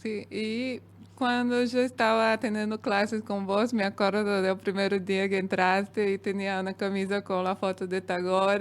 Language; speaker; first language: Spanish; non-native, fluent; Portuguese